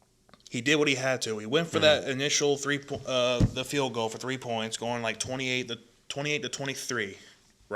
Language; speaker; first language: English; native; English